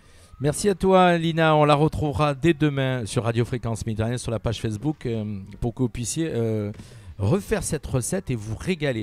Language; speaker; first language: French; native; French